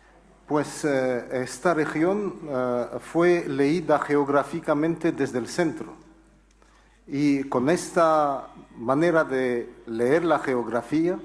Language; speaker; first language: Spanish; non-native, fluent; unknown